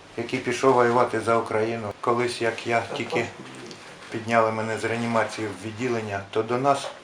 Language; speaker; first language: Ukrainian; non-native, local second language; Russian